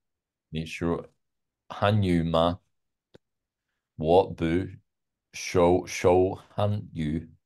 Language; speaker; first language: Chinese; non-native, learner; English